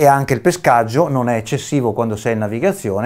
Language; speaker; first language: Italian; native; Italian